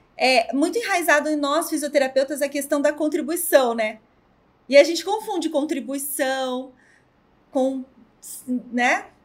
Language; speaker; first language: Portuguese; native; Portuguese